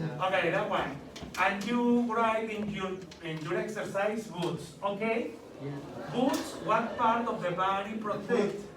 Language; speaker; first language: English; non-native, learner; Spanish